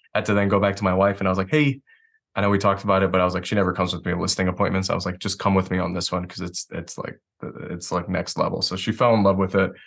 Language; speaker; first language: English; native; English